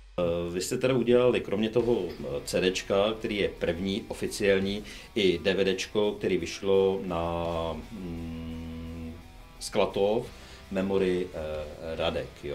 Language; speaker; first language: Czech; native; Czech